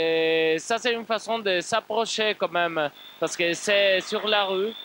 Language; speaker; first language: French; non-native, fluent; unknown